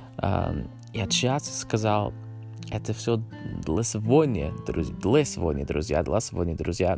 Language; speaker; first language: Russian; non-native, learner; English